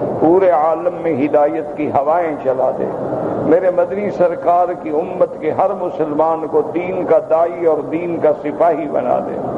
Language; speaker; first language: Urdu; native; Urdu